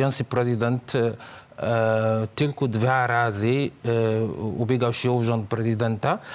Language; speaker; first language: Polish; non-native, fluent; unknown